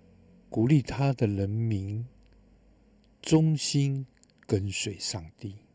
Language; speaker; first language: Chinese; native; Chinese